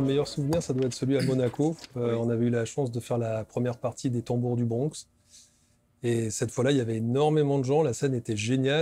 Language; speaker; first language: French; native; French